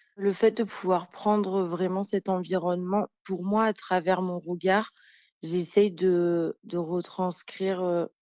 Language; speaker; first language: French; native; French